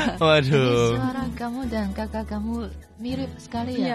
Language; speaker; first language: Indonesian; non-native, fluent; Chinese